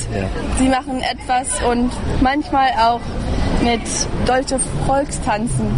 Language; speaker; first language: German; early bilingual, heritage; English